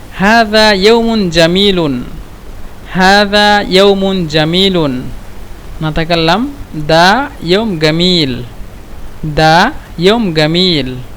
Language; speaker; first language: Egyptian Arabic; non-native, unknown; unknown